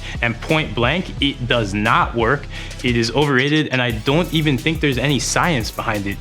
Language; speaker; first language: English; native; English